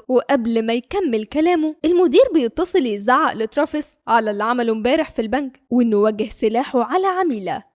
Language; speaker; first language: Arabic; native; Arabic